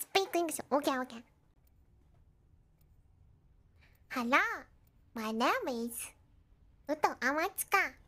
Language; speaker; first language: English; non-native, learner; Japanese